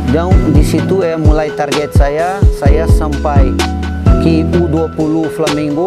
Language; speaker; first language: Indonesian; non-native, fluent; Portuguese